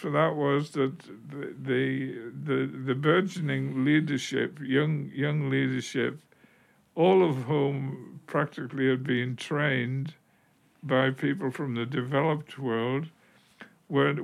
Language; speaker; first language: English; native; English